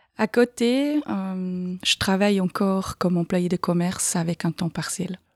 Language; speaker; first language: French; non-native, fluent; Swiss German